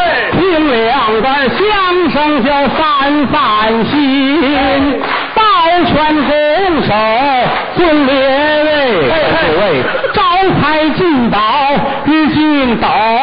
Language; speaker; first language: Chinese; native; Chinese